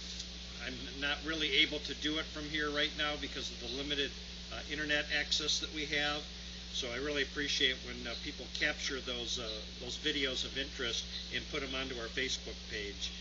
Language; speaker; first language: English; native; English